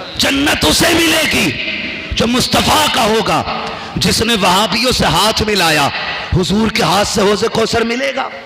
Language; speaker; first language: Urdu; native; Urdu